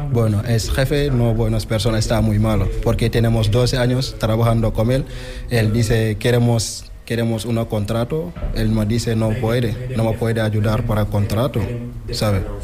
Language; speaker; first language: Spanish; non-native, learner; Wolof